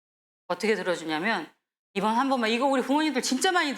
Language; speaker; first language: Korean; native; Korean